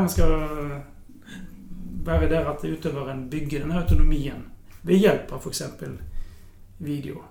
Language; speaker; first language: Norwegian; native; Norwegian